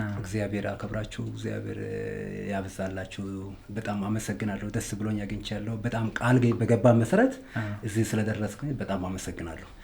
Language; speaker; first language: Amharic; non-native, local second language; Wolaytta